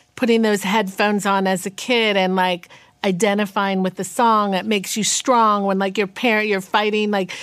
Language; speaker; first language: English; native; English